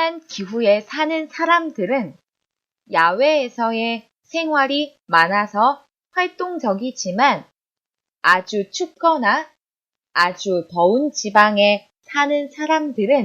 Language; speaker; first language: Korean; native; Korean